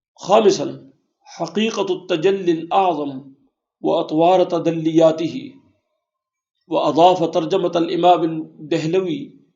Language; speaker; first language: Arabic; non-native, fluent; Urdu